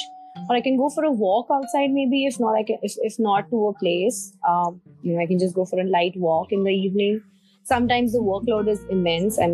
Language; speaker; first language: English; non-native, local second language; Hindi